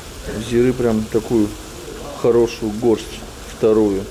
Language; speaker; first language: Russian; native; Russian